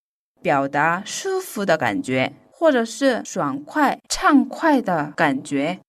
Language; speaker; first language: Chinese; non-native, fluent; Korean